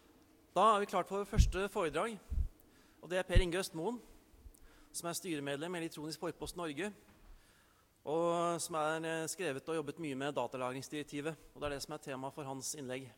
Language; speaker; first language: Norwegian; native; Norwegian